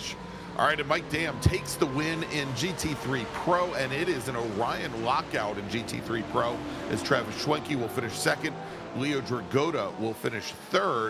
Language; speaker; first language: English; native; English